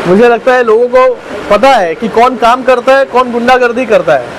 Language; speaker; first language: Hindi; non-native, local second language; Marathi